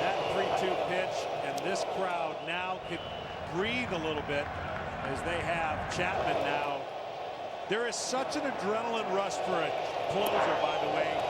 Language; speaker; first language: English; native; English